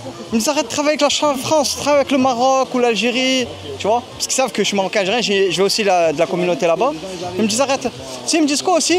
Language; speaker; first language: French; native; French